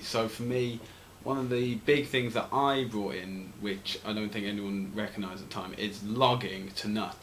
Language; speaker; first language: English; native; English